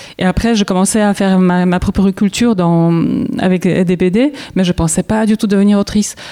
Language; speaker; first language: French; non-native, fluent; Polish